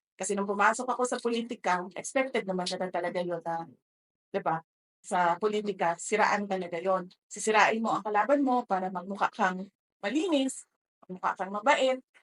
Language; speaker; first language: Filipino; non-native, local second language; Cebuano